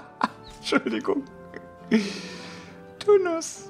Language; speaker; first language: German; native; German